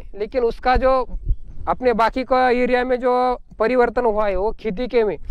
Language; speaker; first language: Hindi; non-native, local second language; Marathi